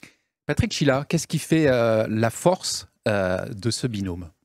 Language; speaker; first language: French; native; French